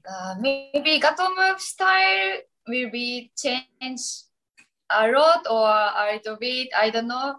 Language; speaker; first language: English; non-native, learner; Japanese